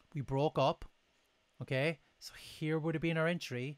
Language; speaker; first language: English; native; English